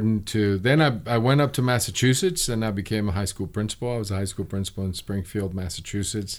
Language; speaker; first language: English; early bilingual, other home language; Spanish